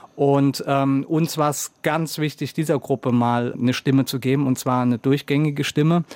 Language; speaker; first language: German; native; German